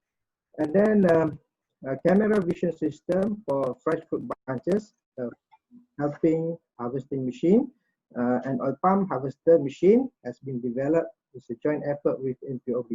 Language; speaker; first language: English; non-native, local second language; Malay